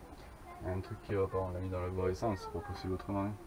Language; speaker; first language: French; native; French